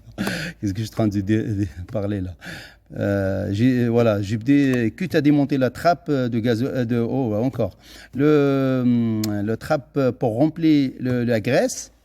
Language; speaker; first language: French; non-native, fluent; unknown